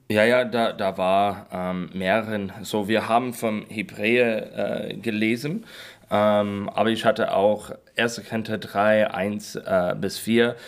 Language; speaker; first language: German; non-native, learner; English